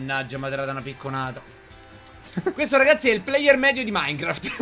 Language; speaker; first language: Italian; native; Italian